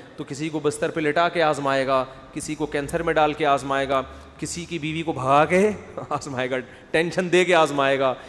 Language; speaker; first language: Urdu; native; Urdu